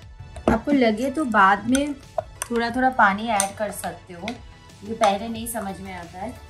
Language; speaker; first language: Hindi; non-native, local second language; Bangla